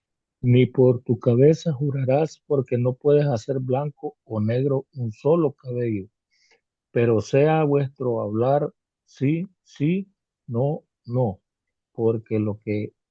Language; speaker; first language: Spanish; native; Spanish